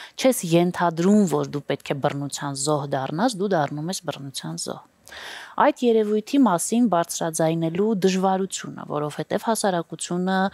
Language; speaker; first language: Armenian; native; Armenian